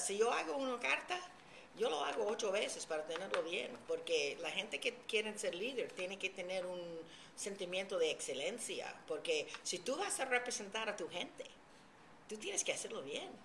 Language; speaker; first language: Spanish; early bilingual, heritage; Spanish